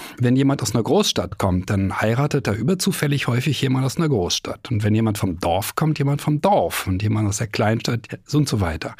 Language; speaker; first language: German; native; German